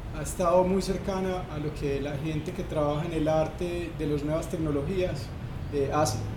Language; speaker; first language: Spanish; native; Spanish